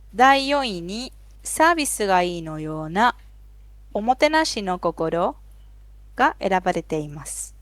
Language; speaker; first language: Japanese; non-native, fluent; Spanish